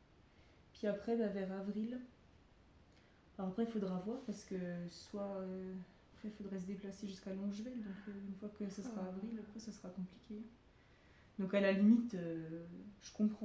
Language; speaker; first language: French; native; French